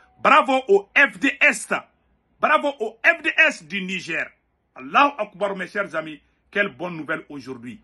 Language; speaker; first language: French; non-native, local second language; Bambara